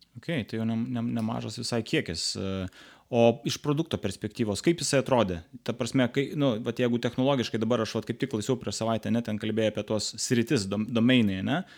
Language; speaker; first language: Lithuanian; native; Lithuanian